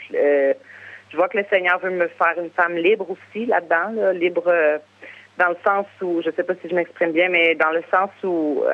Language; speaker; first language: French; native; French